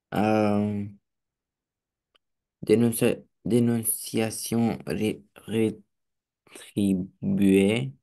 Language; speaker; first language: French; non-native, learner; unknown